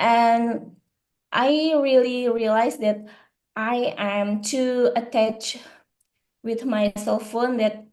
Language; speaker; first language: English; non-native, learner; Indonesian